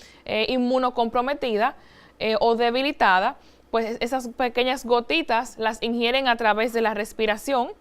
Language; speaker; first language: Spanish; native; Spanish